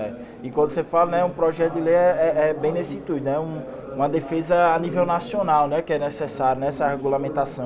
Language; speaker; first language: Portuguese; native; Portuguese